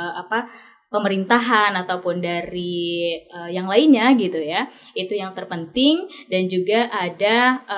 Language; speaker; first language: Indonesian; native; Indonesian